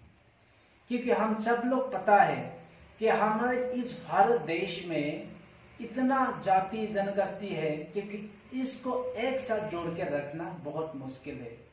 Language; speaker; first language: Hindi; non-native, local second language; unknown